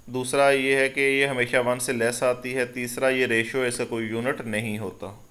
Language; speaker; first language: Urdu; non-native, local second language; Punjabi